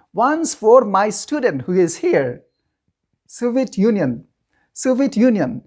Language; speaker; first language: English; non-native, fluent; Persian